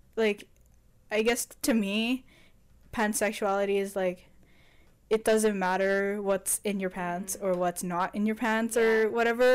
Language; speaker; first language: English; non-native, local second language; Filipino